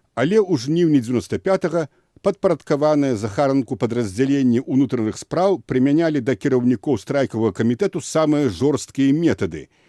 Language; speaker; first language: Belarusian; native; Belarusian